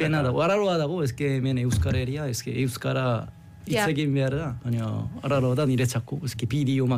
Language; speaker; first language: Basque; non-native, learner; Korean